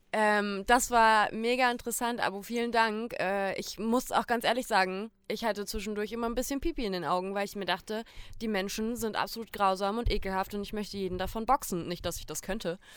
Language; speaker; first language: German; native; German